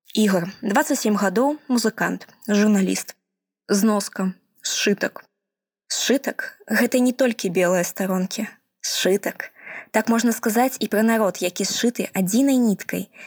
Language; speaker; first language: Belarusian; non-native, local second language; Russian